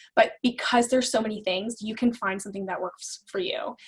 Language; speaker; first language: English; native; English